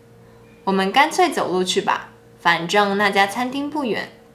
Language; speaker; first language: Chinese; non-native, local second language; English